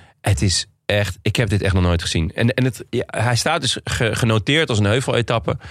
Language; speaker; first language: Dutch; native; Dutch